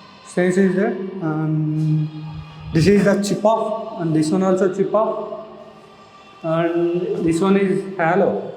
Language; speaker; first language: English; non-native, local second language; Telugu